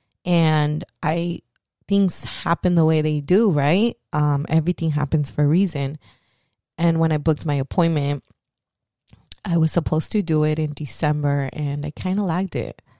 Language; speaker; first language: English; early bilingual, other home language; Spanish